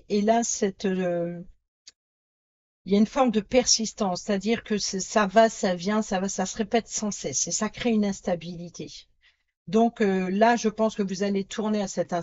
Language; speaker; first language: French; native; French